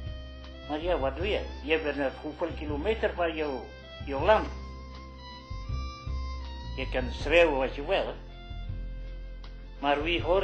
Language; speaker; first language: Dutch; non-native, learner; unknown